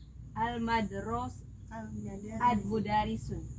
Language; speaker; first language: Arabic; non-native, learner; Indonesian